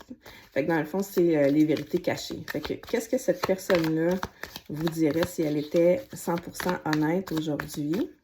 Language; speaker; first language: French; native; French